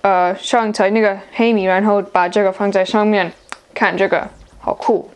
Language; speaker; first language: Chinese; non-native, learner; English